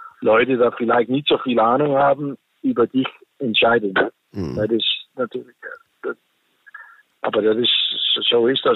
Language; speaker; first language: German; non-native, fluent; Danish